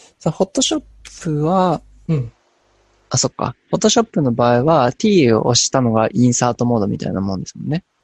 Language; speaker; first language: Japanese; native; Japanese